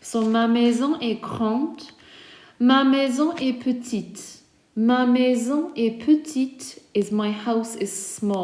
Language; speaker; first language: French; non-native, fluent; English